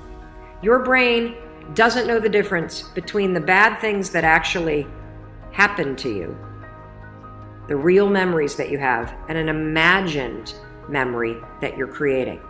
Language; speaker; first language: English; native; English